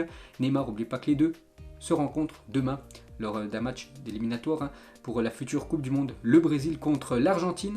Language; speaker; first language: French; native; French